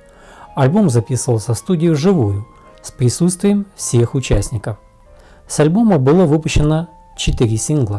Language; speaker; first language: Russian; native; Russian